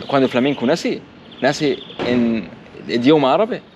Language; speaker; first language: Spanish; non-native, learner; Arabic